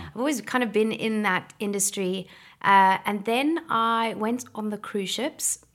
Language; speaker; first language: English; native; English